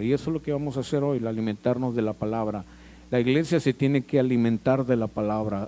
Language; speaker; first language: Spanish; native; Spanish